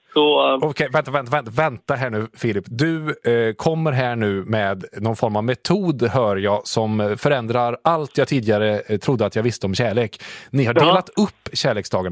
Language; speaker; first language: Swedish; native; Swedish